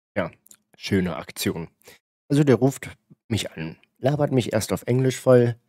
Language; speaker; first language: German; native; German